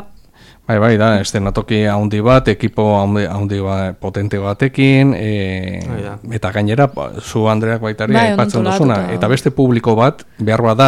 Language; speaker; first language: Basque; native; Basque